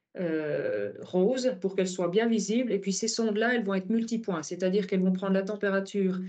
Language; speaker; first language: French; native; French